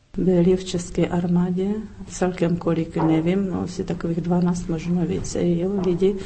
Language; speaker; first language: Czech; early bilingual, heritage; Czech